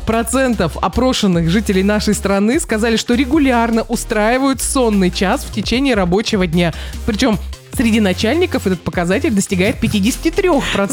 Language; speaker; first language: Russian; native; Russian